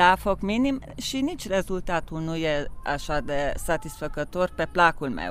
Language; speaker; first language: Romanian; non-native, local second language; Hungarian